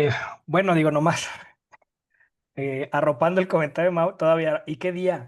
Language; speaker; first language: Spanish; native; Spanish